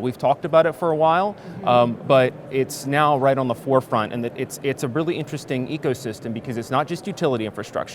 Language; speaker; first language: English; native; English